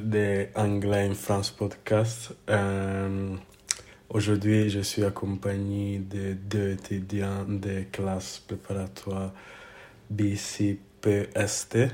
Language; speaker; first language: French; non-native, fluent; English